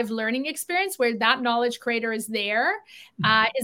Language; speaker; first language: English; native; English